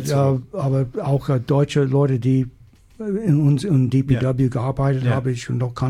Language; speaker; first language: German; non-native, learner; English